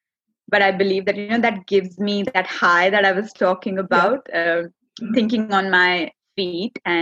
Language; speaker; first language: English; non-native, local second language; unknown